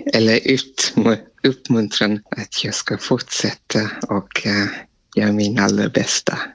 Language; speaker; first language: Swedish; non-native, fluent; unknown